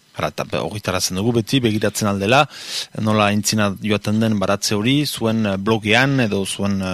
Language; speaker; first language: Basque; native; Basque